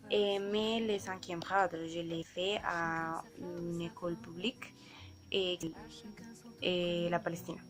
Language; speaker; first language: French; non-native, learner; Spanish